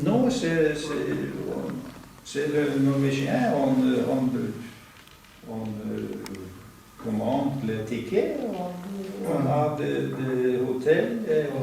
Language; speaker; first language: French; non-native, fluent; Norwegian